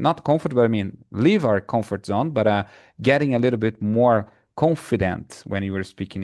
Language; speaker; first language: English; non-native, fluent; Portuguese